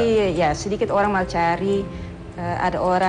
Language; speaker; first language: Indonesian; non-native, learner; Dutch